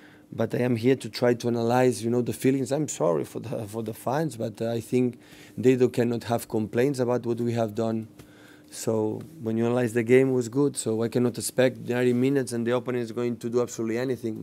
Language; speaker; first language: English; non-native, fluent; Catalan